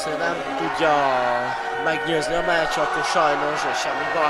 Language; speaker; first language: Hungarian; early bilingual, heritage; Hungarian